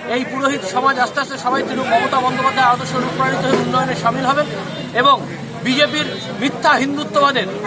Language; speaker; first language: Hindi; native; Hindi